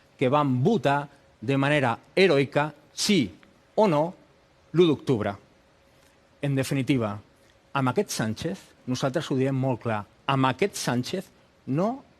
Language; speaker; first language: Catalan; non-native, local second language; Spanish